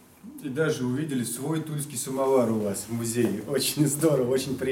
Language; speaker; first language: Russian; native; Russian